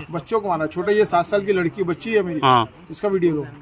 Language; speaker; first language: Hindi; non-native, local second language; Urdu